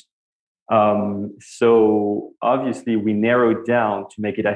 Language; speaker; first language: English; non-native, fluent; French